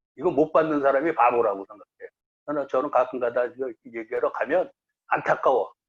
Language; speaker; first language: Korean; native; Korean